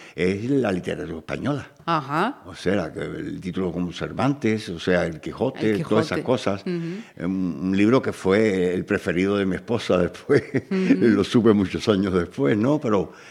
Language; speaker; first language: Spanish; native; Spanish